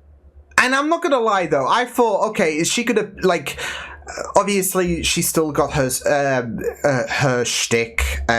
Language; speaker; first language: English; native; English